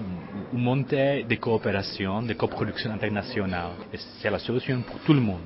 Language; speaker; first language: French; non-native, fluent; Czech